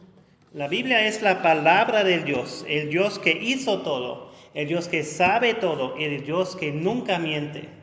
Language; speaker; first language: Spanish; non-native, fluent; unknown